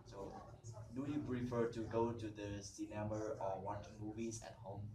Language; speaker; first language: English; non-native, learner; Vietnamese